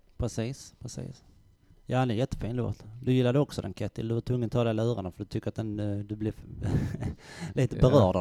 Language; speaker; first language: Swedish; native; Swedish